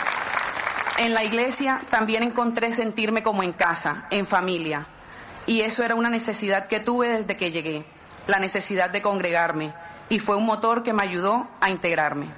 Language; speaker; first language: Spanish; native; Spanish